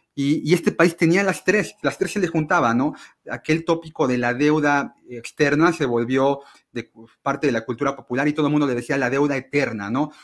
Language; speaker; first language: Spanish; native; Spanish